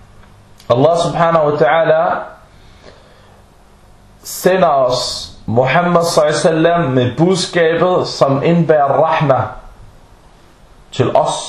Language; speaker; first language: Danish; non-native, fluent; Arabic